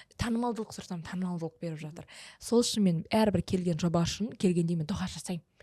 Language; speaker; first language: Kazakh; early bilingual, heritage; Kazakh